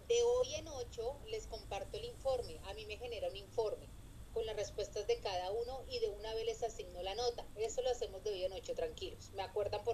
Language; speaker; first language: Spanish; native; Spanish